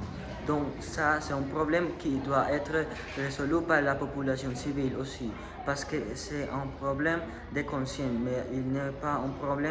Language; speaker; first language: French; non-native, learner; Spanish